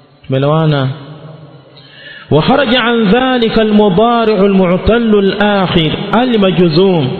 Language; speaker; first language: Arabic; non-native, fluent; Swahili